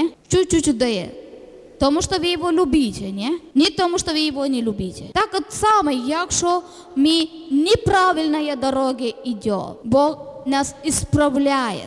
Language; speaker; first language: Ukrainian; non-native, learner; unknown